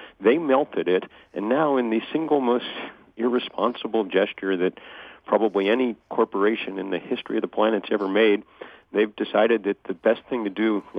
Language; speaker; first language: English; native; English